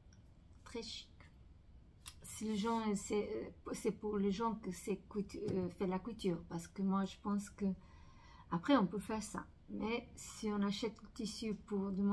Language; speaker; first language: French; non-native, fluent; Portuguese